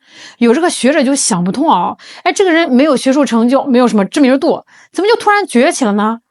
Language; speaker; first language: Chinese; native; Chinese